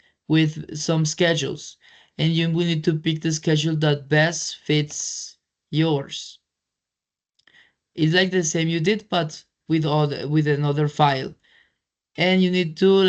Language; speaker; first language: English; non-native, fluent; Spanish